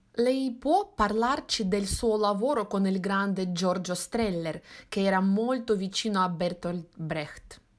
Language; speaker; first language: Italian; non-native, fluent; Russian